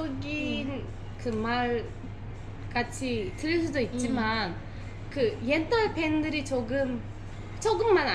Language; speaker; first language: Korean; non-native, fluent; Turkish